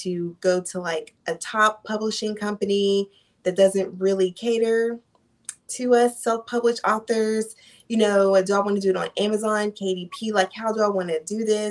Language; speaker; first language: English; native; English